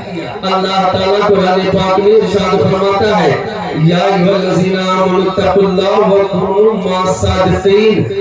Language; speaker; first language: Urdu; native; Urdu